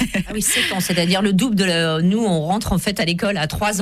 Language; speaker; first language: French; native; French